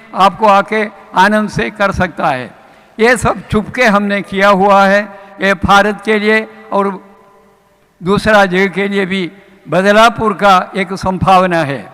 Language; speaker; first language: Hindi; non-native, local second language; Malayalam